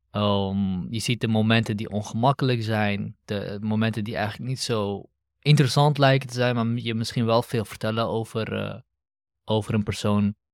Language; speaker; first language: Dutch; early bilingual, other home language; Kurdish